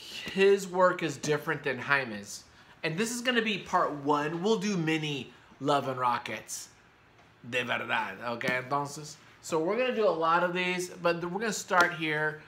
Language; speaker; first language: English; early bilingual, other home language; Spanish